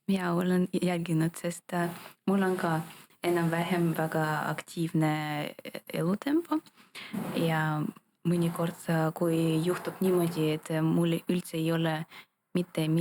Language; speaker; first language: Estonian; non-native, local second language; Russian